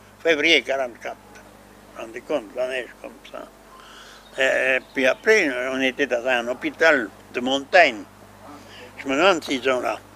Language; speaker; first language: French; non-native, local second language; Swiss German